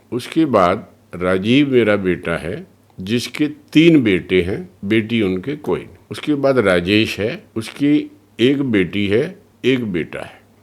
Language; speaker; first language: Hindi; early bilingual, other home language; Punjabi